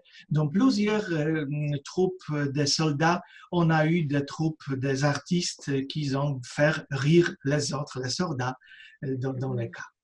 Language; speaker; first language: French; non-native, fluent; Polish